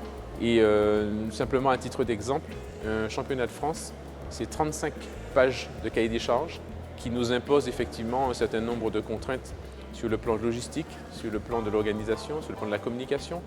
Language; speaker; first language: French; native; French